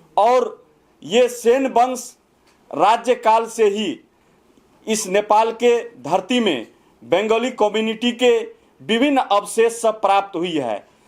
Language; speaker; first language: Hindi; non-native, fluent; Bangla